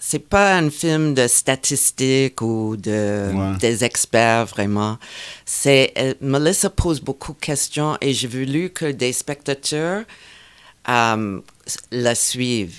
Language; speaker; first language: French; non-native, fluent; English